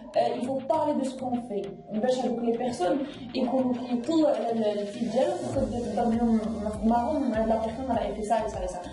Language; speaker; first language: French; non-native, local second language; Arabic